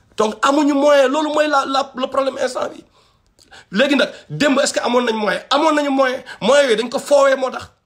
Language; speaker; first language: Wolof; non-native, local second language; Fula